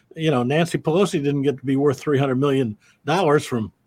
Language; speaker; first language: English; native; English